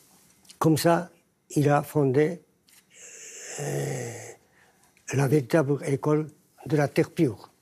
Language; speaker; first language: French; non-native, fluent; Japanese